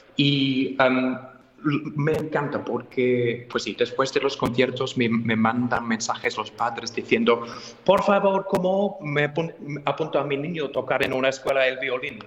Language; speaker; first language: Spanish; non-native, fluent; English